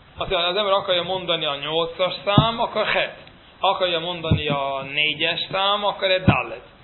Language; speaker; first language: Hungarian; non-native, fluent; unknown